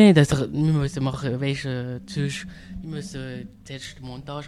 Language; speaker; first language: German; non-native, learner; French